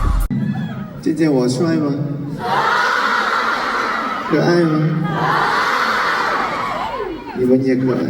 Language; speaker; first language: Chinese; non-native, learner; Thai